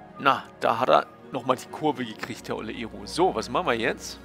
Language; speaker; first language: German; native; German